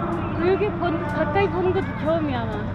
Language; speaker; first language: Korean; non-native, fluent; Turkish